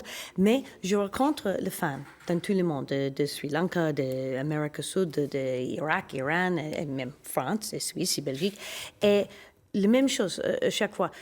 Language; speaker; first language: French; non-native, learner; English